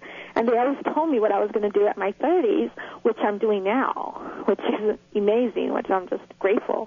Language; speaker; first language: English; native; English